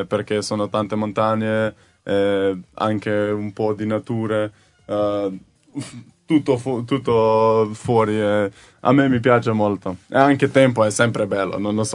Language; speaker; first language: Italian; non-native, learner; Slovenian